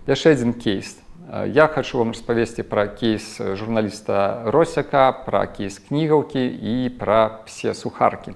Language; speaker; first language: Belarusian; non-native, local second language; Russian